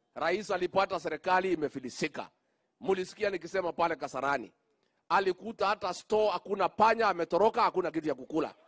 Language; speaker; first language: Swahili; non-native, local second language; Kikuyu